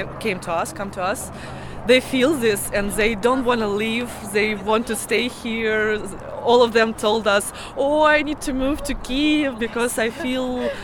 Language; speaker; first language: English; non-native, learner; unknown